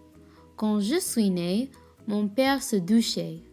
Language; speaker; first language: French; non-native, learner; English